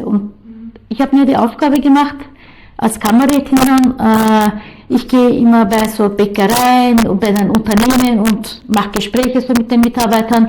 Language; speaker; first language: German; early bilingual, other home language; Turkish